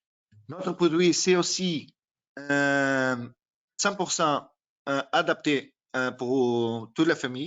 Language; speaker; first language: French; non-native, learner; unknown